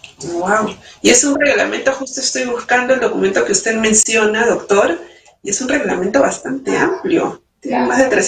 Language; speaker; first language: Spanish; native; Spanish